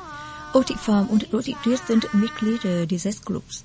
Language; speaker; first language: German; non-native, fluent; Vietnamese